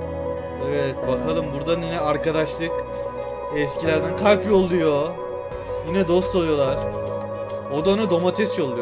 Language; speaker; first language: Turkish; native; Turkish